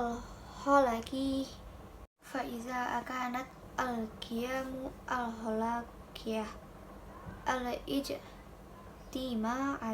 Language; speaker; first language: Arabic; non-native, learner; Indonesian